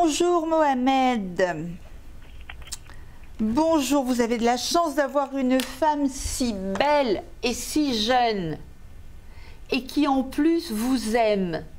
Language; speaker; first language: French; native; French